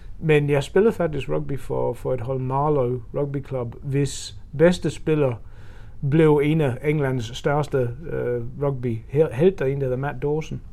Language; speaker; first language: Danish; non-native, fluent; English